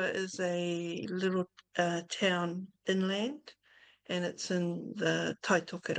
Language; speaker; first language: English; native; English